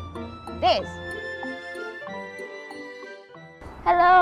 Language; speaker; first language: English; non-native, learner; Vietnamese